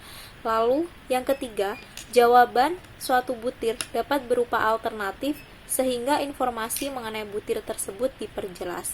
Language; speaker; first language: Indonesian; native; Indonesian